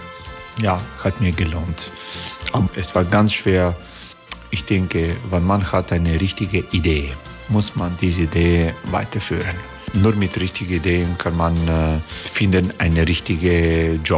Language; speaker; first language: German; non-native, fluent; Croatian